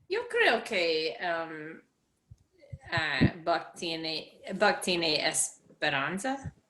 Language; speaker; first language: Spanish; non-native, learner; English